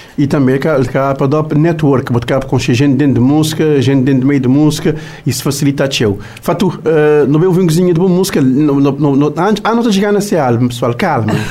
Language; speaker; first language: Portuguese; non-native, local second language; Kabuverdianu